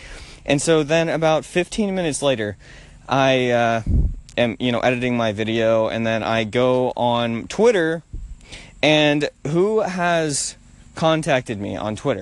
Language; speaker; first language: English; native; English